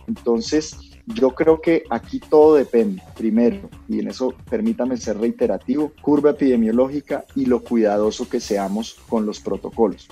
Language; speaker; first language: Spanish; native; Spanish